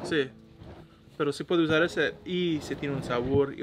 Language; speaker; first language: Spanish; non-native, learner; English